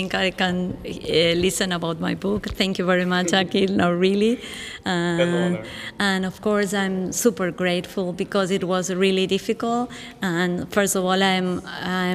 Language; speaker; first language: English; non-native, fluent; Spanish